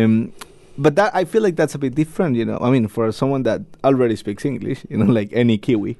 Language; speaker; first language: English; non-native, fluent; Spanish